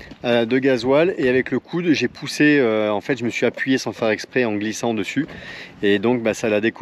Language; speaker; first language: French; native; French